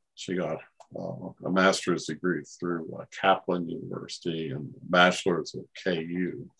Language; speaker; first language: English; native; English